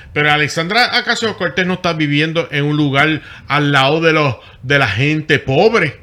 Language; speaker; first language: Spanish; native; Spanish